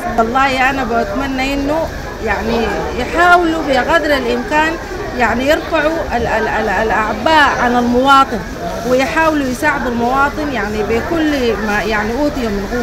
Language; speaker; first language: Arabic; native; Arabic